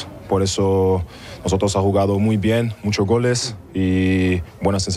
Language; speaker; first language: Spanish; non-native, learner; German